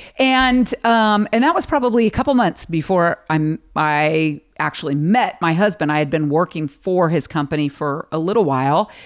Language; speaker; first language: English; native; English